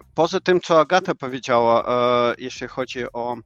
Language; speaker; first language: Polish; non-native, fluent; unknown